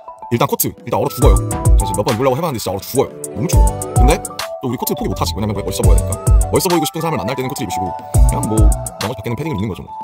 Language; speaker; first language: Korean; native; Korean